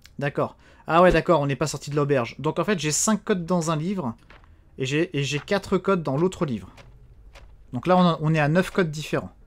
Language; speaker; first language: French; native; French